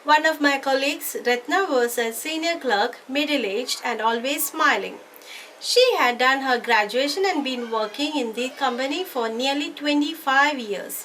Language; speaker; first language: English; non-native, local second language; Malayalam